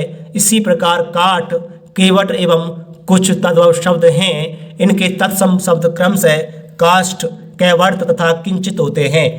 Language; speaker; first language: Hindi; native; Hindi